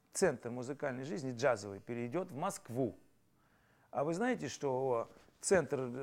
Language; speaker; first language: Russian; native; Russian